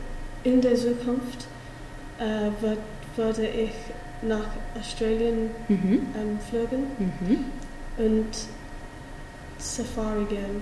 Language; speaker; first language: German; non-native, learner; English